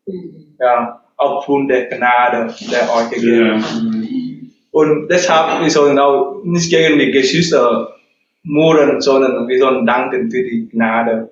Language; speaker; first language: German; non-native, learner; Vietnamese